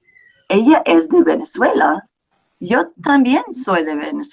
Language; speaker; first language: Spanish; non-native, fluent; English